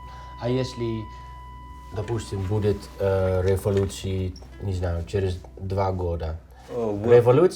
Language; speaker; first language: Russian; non-native, fluent; Dutch